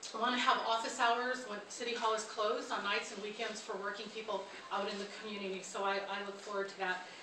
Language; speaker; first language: English; early bilingual, other home language; Spanish